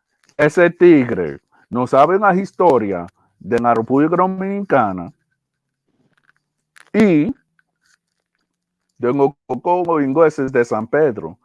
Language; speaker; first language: Spanish; early bilingual, heritage; English